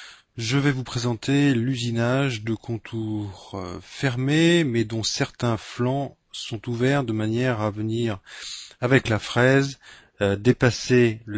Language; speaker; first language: French; native; French